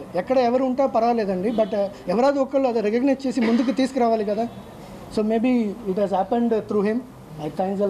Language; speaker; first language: Telugu; non-native, local second language; Tamil